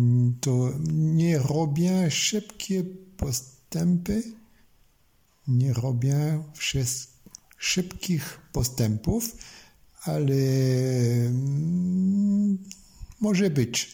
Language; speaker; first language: Polish; non-native, learner; French